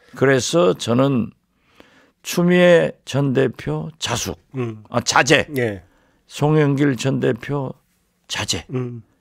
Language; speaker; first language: Korean; native; Korean